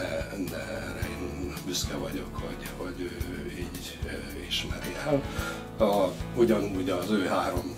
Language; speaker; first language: Hungarian; native; Hungarian